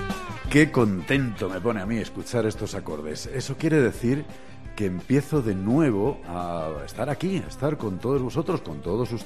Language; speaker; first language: Spanish; native; Spanish